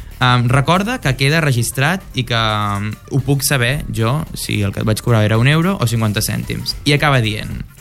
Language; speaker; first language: Catalan; non-native, local second language; Spanish